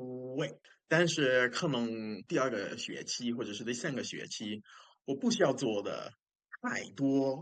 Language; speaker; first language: Chinese; non-native, fluent; English